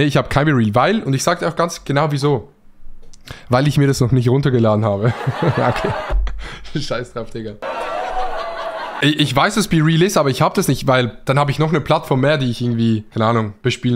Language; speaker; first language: German; native; German